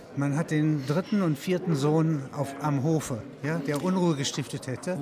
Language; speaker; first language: German; native; German